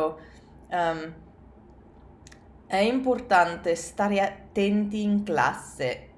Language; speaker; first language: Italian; non-native, fluent; English